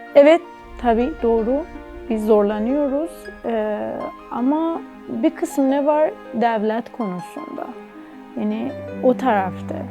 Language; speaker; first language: Turkish; non-native, learner; Persian